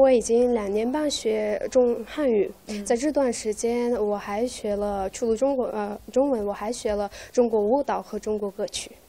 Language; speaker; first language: Chinese; non-native, learner; Tajik